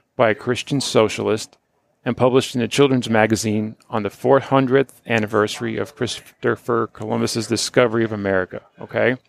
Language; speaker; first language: English; early bilingual, other home language; Polish